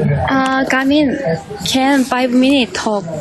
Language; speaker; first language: English; non-native, learner; Korean